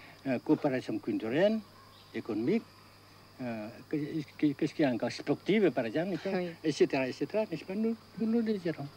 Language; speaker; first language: French; non-native, local second language; Vietnamese